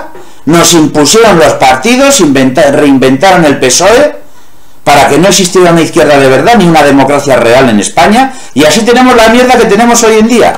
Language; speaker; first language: Spanish; native; Spanish